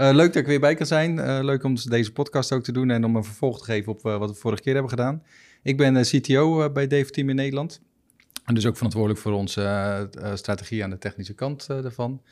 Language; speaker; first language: Dutch; native; Dutch